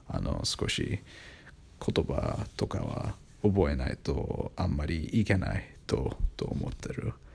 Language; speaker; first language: Japanese; non-native, learner; English